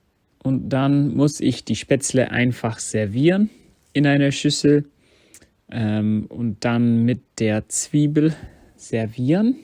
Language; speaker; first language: German; non-native, fluent; English